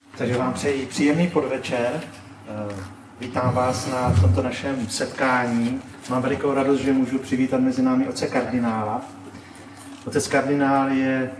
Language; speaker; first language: Czech; native; Czech